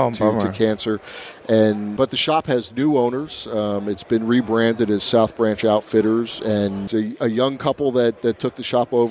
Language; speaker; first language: English; native; English